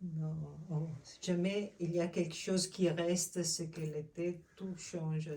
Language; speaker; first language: French; non-native, fluent; Italian